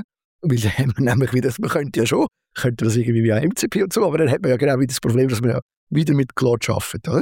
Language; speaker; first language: German; native; German